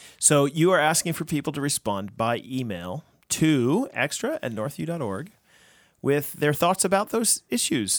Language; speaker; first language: English; native; English